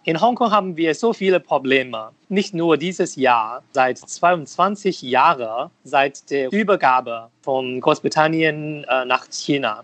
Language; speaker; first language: German; non-native, fluent; Cantonese